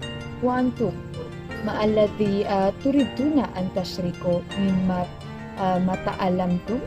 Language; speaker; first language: Arabic; non-native, learner; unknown